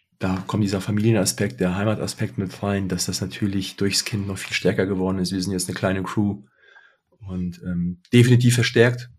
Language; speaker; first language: German; early bilingual, other home language; Russian